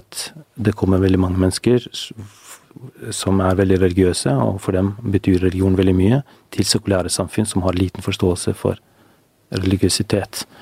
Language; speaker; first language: Norwegian; non-native, fluent; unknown